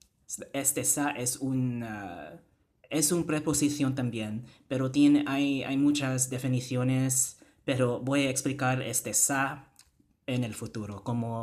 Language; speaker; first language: Spanish; non-native, fluent; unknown